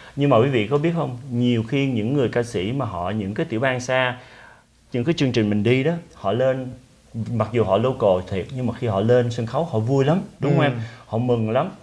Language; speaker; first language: Vietnamese; early bilingual, heritage; Vietnamese